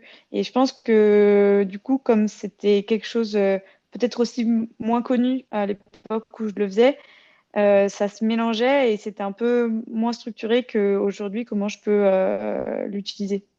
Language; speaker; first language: French; native; French